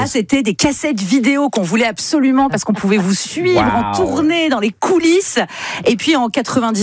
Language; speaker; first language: French; native; French